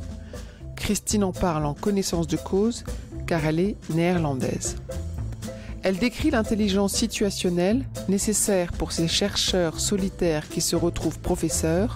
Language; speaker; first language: French; native; French